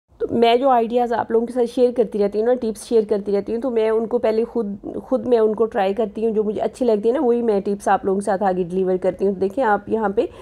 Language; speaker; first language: Urdu; native; Urdu